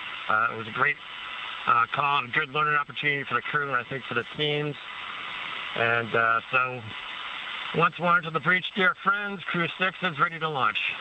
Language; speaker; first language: English; non-native, fluent; Arabic